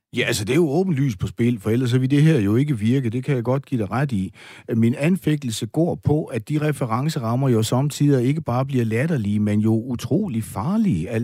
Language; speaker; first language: Danish; native; Danish